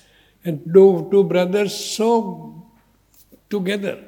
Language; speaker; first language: English; non-native, learner; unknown